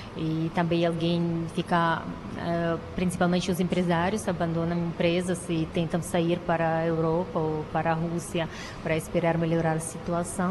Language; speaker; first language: Portuguese; non-native, fluent; Ukrainian